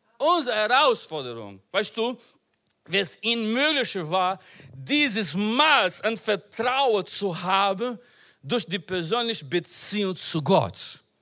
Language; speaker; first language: German; non-native, learner; Portuguese